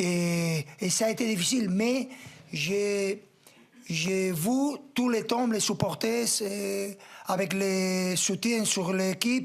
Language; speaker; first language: French; non-native, fluent; Spanish